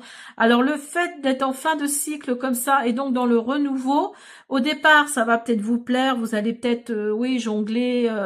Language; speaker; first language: French; native; French